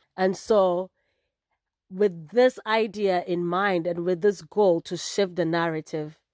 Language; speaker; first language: English; non-native, local second language; Akan